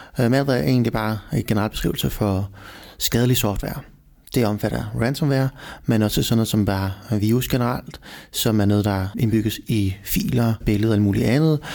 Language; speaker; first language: Danish; early bilingual, other home language; Persian